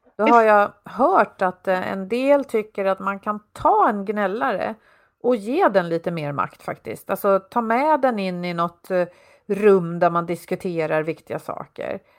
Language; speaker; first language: Swedish; native; Swedish